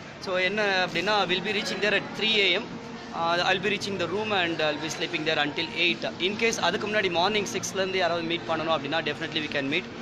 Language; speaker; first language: English; non-native, local second language; Tamil